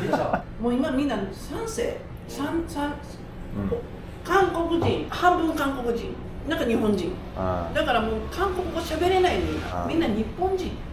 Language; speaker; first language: Japanese; non-native, fluent; Korean